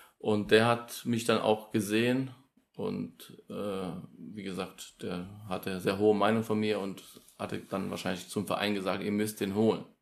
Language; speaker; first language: German; early bilingual, other home language; Polish